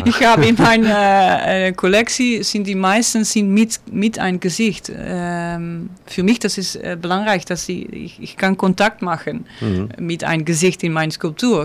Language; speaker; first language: German; non-native, learner; Dutch